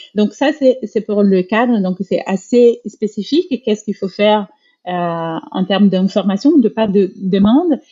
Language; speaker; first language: French; non-native, fluent; Portuguese